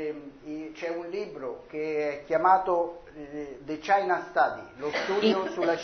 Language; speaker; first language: Spanish; non-native, learner; Italian